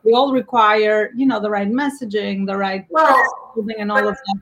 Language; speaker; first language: English; non-native, fluent; Albanian